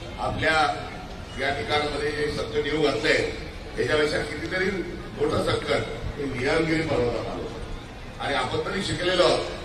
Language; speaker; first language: Marathi; native; Marathi